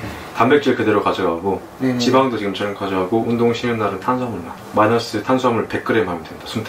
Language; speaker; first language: Korean; native; Korean